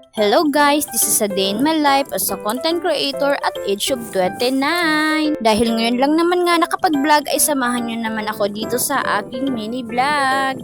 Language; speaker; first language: Filipino; non-native, local second language; Bikol